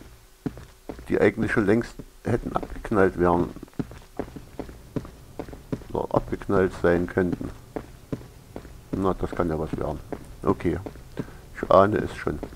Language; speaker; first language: German; native; German